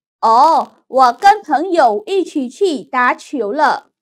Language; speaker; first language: Chinese; non-native, fluent; Khmer